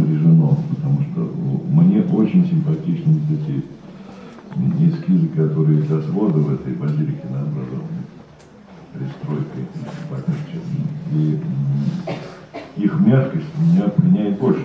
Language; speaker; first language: Russian; native; Russian